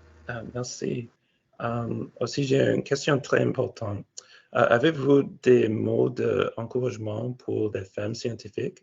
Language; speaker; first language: French; non-native, fluent; English